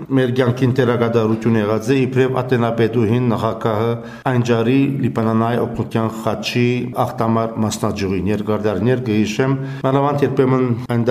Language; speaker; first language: Armenian; early bilingual, heritage; Armenian